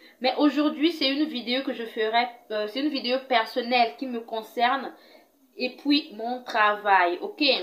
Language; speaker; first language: French; non-native, local second language; Lingala